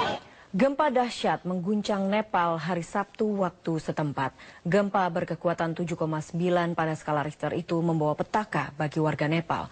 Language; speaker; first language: Indonesian; native; Indonesian